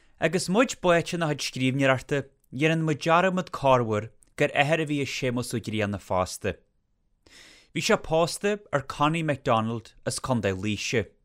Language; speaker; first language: Irish; native; Irish